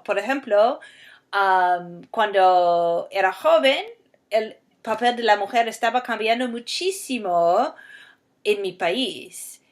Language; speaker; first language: Spanish; non-native, fluent; English